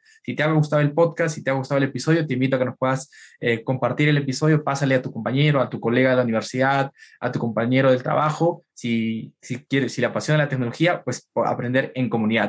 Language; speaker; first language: Spanish; native; Spanish